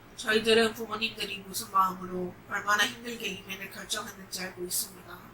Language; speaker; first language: Korean; early bilingual, heritage; Korean